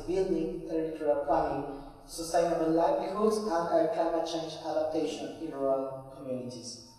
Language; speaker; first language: English; non-native, fluent; Spanish